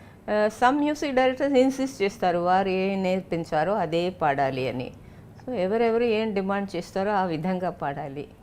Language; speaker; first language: Telugu; non-native, local second language; Tamil